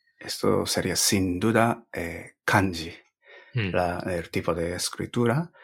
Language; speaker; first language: Spanish; non-native, fluent; Japanese